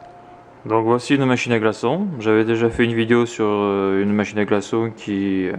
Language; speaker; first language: French; native; French